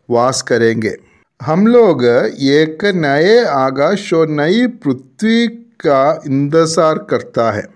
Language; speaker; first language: Hindi; non-native, local second language; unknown